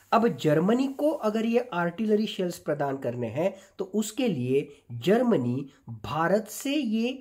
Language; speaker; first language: Hindi; non-native, local second language; Marathi